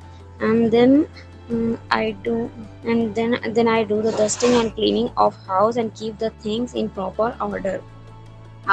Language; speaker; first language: English; non-native, learner; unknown